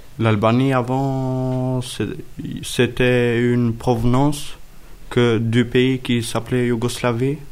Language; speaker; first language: French; early bilingual, other home language; Albanian